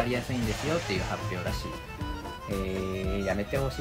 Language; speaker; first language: Japanese; native; Japanese